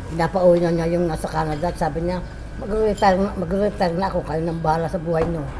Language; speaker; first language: Filipino; native; Filipino